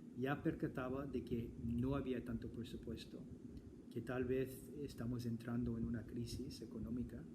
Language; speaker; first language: Spanish; non-native, fluent; English